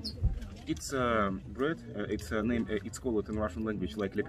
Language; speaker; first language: English; non-native, learner; Russian